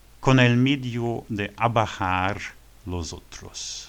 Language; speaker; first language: Spanish; non-native, learner; French